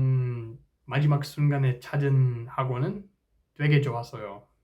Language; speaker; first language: Korean; non-native, fluent; English